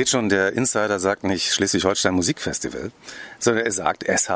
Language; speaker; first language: German; native; German